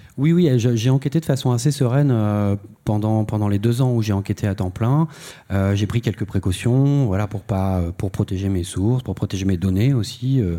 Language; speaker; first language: French; native; French